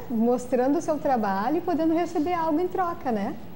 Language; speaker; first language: Portuguese; native; Portuguese